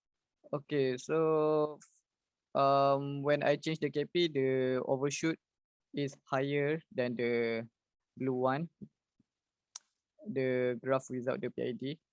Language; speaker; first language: English; non-native, learner; Malay